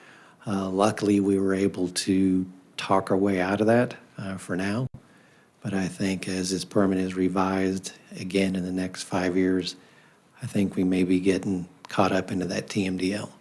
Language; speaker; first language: English; native; English